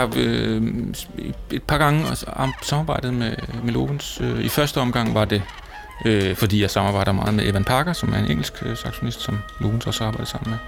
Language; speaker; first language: Danish; native; Danish